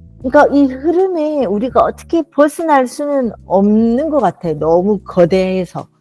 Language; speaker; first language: Korean; native; Korean